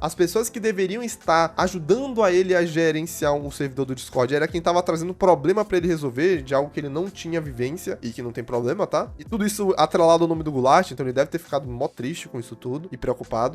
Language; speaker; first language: Portuguese; native; Portuguese